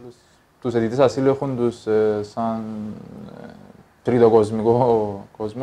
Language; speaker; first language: Greek; early bilingual, other home language; Persian